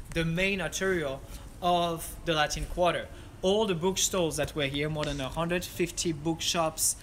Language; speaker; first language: English; non-native, fluent; French